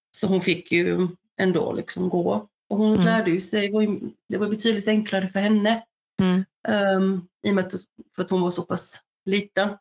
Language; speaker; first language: Swedish; early bilingual, other home language; Bosnian